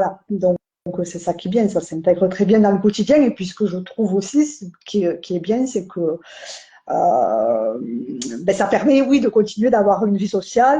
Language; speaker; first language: French; native; French